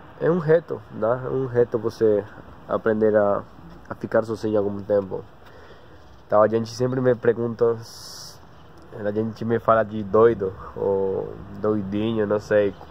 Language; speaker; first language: Portuguese; non-native, learner; Spanish